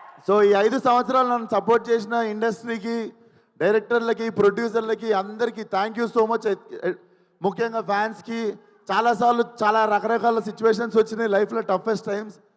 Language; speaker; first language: Telugu; native; Telugu